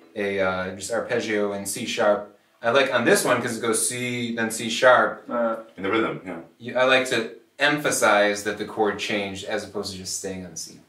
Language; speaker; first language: English; native; English